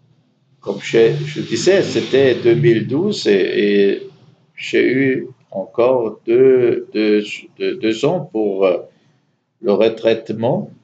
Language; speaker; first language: French; non-native, fluent; German